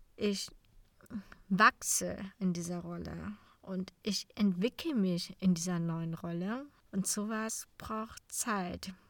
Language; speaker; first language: German; non-native, fluent; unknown